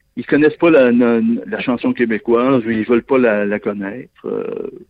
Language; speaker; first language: French; native; French